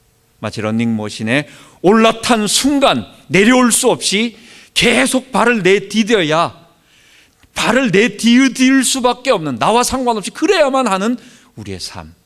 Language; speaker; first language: Korean; native; Korean